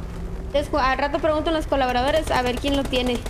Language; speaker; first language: Spanish; native; Spanish